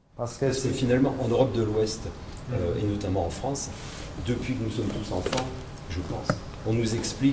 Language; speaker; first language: French; native; French